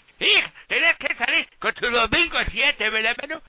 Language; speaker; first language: Spanish; native; Spanish